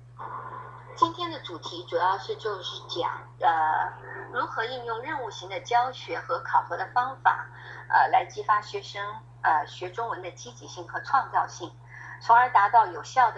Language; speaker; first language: Chinese; native; Chinese